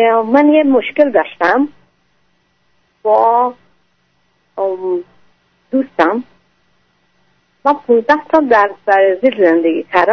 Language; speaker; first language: Persian; non-native, fluent; French